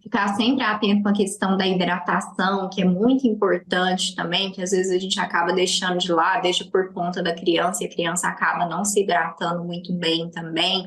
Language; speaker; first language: Portuguese; native; Portuguese